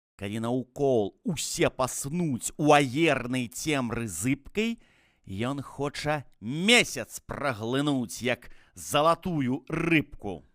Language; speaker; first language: Belarusian; native; Belarusian